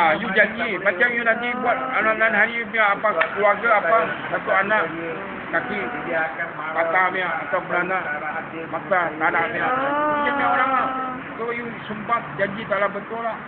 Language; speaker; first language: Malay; non-native, local second language; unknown